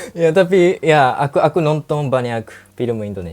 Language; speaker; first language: Indonesian; non-native, learner; Japanese